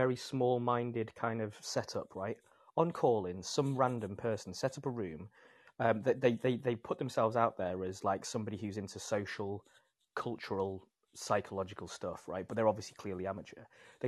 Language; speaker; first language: English; native; English